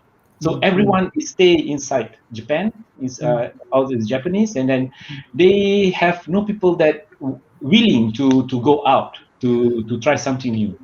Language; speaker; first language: English; non-native, learner; Malay